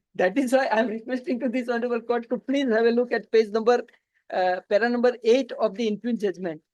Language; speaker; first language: English; non-native, local second language; Gujarati